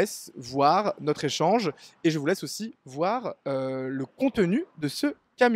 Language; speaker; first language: French; native; French